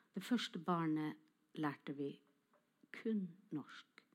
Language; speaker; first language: Norwegian; non-native, local second language; Northern Sami